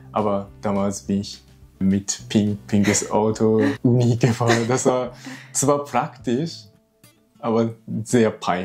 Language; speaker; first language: German; non-native, learner; Japanese